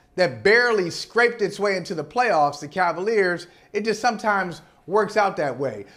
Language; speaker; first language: English; native; English